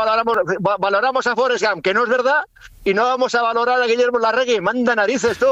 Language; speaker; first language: Spanish; native; Spanish